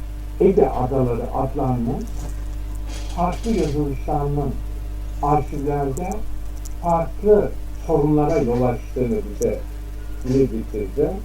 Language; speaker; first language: Turkish; native; Turkish